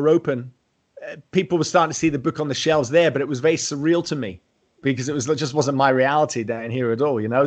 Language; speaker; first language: English; native; English